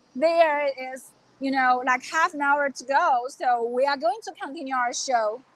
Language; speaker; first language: English; non-native, fluent; Chinese